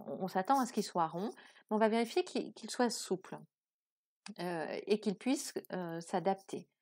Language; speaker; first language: French; native; French